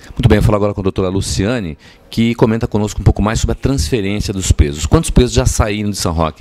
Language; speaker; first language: Portuguese; native; Portuguese